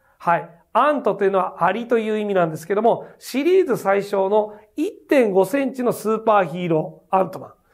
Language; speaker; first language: Japanese; native; Japanese